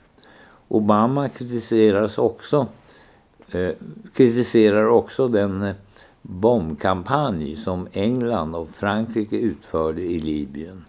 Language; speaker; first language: Swedish; native; Swedish